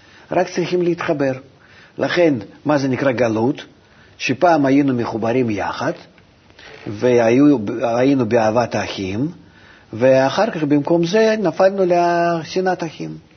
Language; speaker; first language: Hebrew; non-native, fluent; Russian